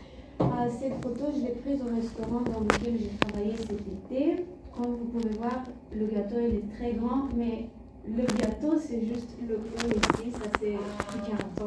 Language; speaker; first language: French; non-native, learner; Bulgarian